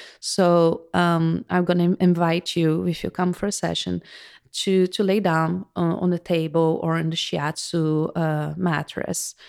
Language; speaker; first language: English; non-native, fluent; Portuguese